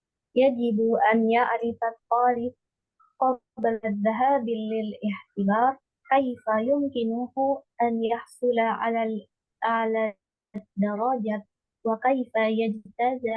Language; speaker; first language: Arabic; non-native, learner; Indonesian